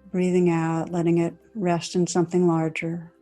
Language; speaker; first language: English; native; English